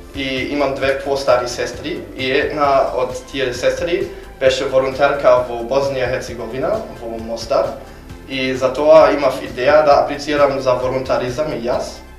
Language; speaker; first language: Macedonian; non-native, fluent; German